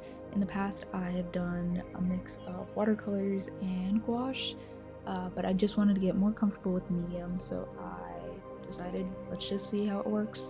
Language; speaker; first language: English; native; English